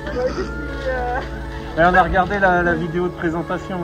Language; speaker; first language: French; native; French